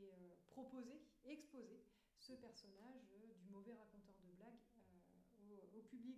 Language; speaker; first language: French; native; French